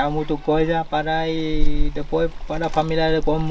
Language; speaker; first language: Portuguese; non-native, learner; Vietnamese